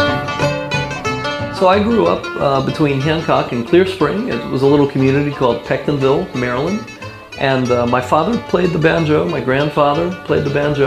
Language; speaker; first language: English; native; English